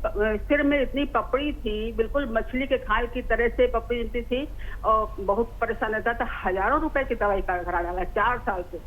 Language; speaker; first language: Hindi; native; Hindi